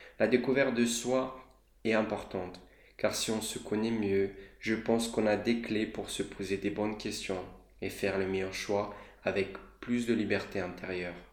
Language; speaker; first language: French; non-native, fluent; Romanian